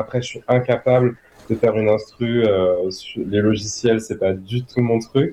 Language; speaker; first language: French; native; French